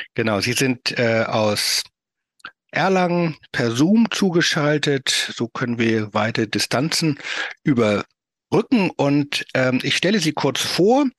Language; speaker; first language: German; native; German